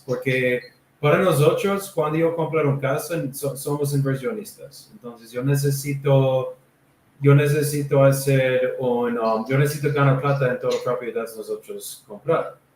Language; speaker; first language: Spanish; non-native, learner; English